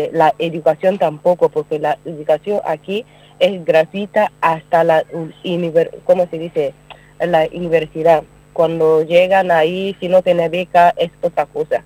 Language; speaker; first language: Spanish; non-native, learner; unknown